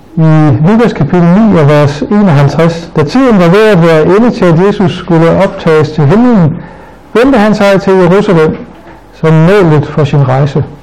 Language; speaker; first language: Danish; native; Danish